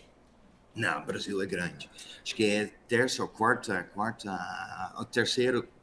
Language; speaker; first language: Portuguese; non-native, fluent; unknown